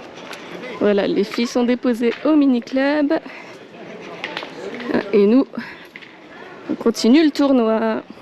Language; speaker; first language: French; native; French